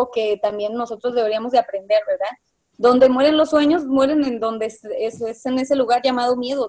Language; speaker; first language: Spanish; native; Spanish